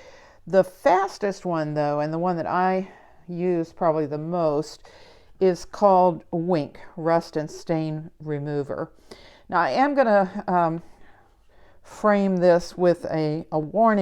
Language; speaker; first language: English; native; English